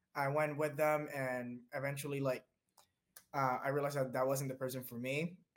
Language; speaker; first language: English; early bilingual, other home language; Spanish